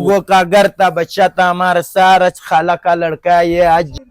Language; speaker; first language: Hindi; non-native, local second language; Pashto